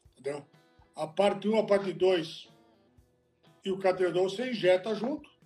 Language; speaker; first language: Portuguese; non-native, fluent; Italian